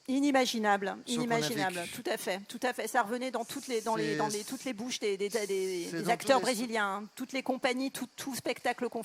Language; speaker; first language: French; native; French